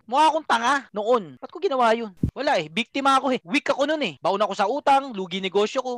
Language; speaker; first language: Filipino; native; Filipino